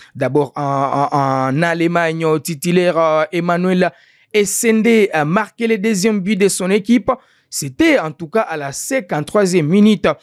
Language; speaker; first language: French; non-native, local second language; Swahili